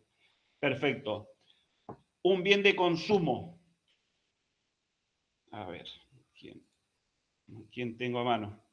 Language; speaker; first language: Spanish; native; Spanish